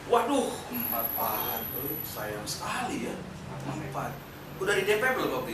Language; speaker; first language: Indonesian; native; Indonesian